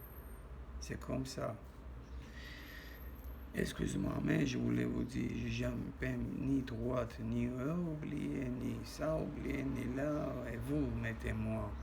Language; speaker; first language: French; non-native, learner; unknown